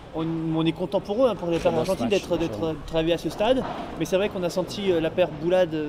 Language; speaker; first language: French; native; French